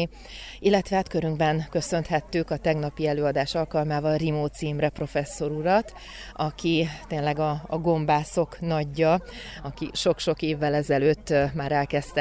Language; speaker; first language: Hungarian; native; Hungarian